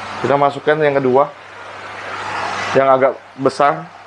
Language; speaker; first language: Indonesian; native; Indonesian